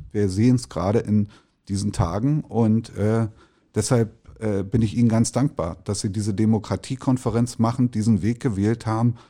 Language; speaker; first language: German; native; German